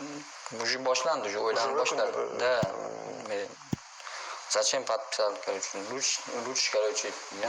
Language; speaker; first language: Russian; non-native, learner; Uzbek